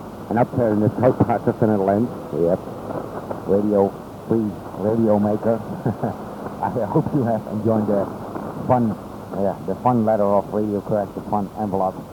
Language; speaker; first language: English; non-native, fluent; Dutch